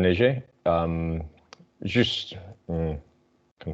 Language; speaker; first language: French; non-native, learner; English